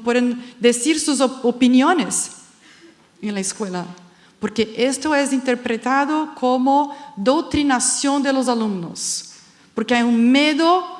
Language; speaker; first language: Spanish; non-native, fluent; Portuguese